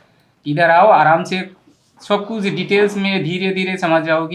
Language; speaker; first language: Hindi; non-native, local second language; Bangla